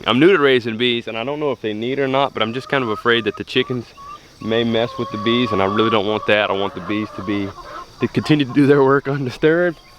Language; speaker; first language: English; native; English